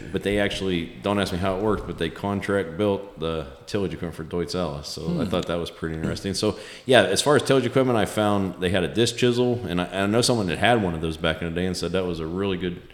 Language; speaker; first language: English; native; English